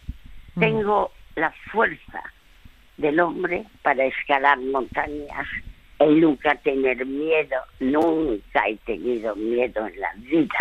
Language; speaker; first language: Spanish; early bilingual, other home language; French